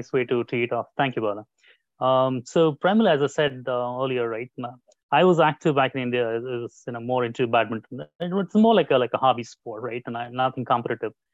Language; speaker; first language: English; non-native, local second language; Kannada